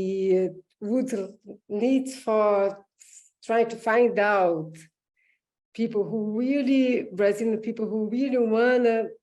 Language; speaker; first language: English; non-native, learner; Portuguese